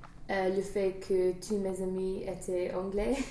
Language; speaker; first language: French; non-native, learner; English